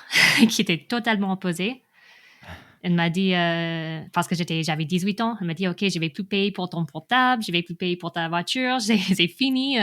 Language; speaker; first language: French; non-native, fluent; English